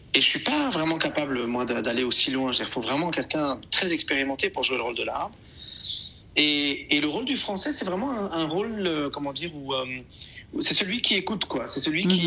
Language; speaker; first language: French; native; French